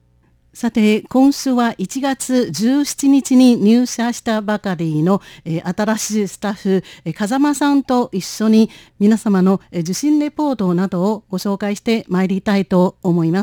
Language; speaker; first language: Japanese; non-native, fluent; Chinese